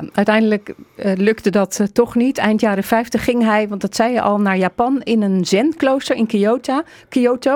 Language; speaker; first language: Dutch; native; Dutch